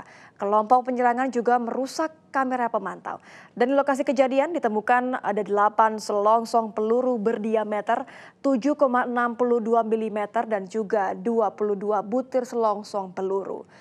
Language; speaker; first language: Indonesian; native; Indonesian